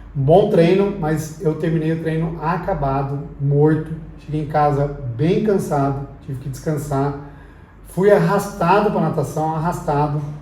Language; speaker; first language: Portuguese; native; Portuguese